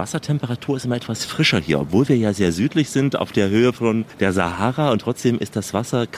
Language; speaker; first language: German; native; German